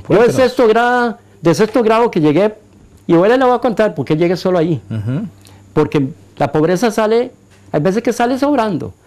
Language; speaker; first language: Spanish; native; Spanish